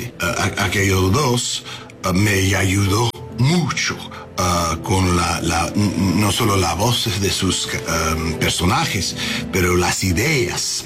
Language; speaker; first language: Spanish; non-native, learner; English